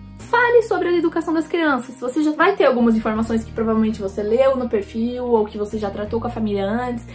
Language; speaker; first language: Portuguese; native; Portuguese